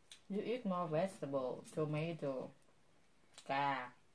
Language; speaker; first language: English; non-native, learner; Vietnamese